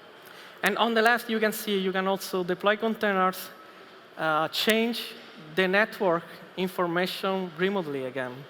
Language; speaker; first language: English; non-native, fluent; Italian